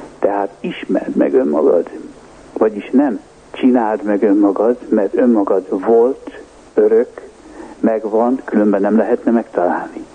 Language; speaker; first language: Hungarian; native; Hungarian